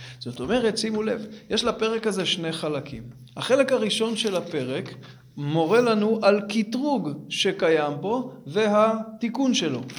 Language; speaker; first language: Hebrew; native; Hebrew